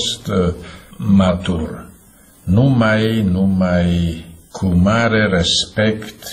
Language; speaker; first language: Romanian; non-native, fluent; Slovak